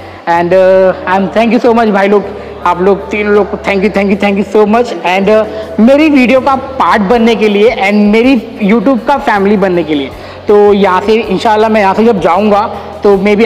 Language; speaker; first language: Hindi; native; Hindi